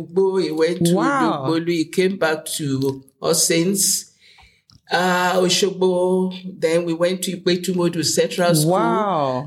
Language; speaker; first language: English; non-native, local second language; Yoruba